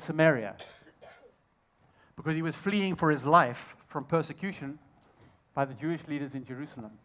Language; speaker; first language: English; native; English